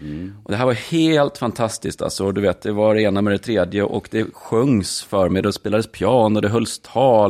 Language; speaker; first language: Swedish; native; Swedish